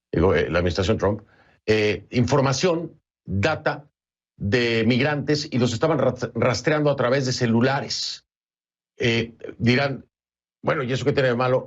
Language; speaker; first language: Spanish; native; Spanish